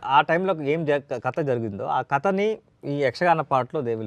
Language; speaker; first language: Telugu; non-native, learner; Kannada